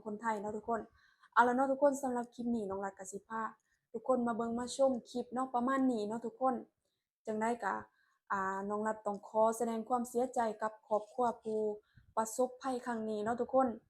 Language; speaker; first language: Thai; non-native, local second language; Lao